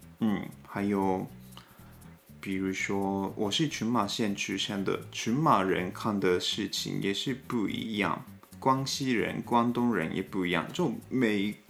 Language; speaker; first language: Chinese; non-native, fluent; Japanese